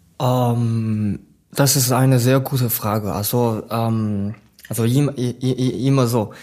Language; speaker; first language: German; non-native, learner; Chinese